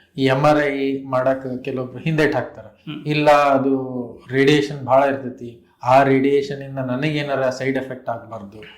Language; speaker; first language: Kannada; native; Kannada